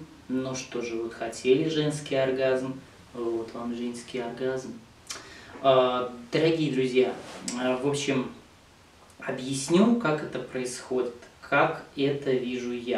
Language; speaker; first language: Russian; native; Russian